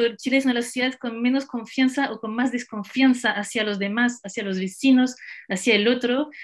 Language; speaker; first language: Spanish; non-native, fluent; French